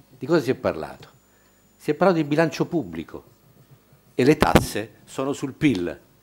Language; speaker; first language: Italian; native; Italian